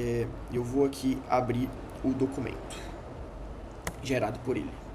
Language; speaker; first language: Portuguese; native; Portuguese